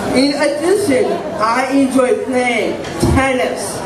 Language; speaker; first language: English; native; English